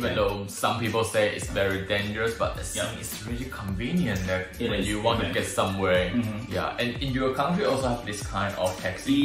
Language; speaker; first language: English; non-native, learner; Chinese